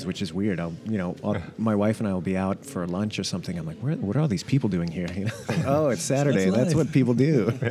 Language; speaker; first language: English; native; English